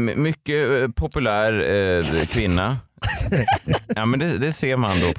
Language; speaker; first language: Swedish; native; Swedish